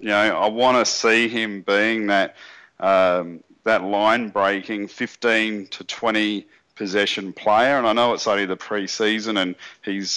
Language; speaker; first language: English; native; English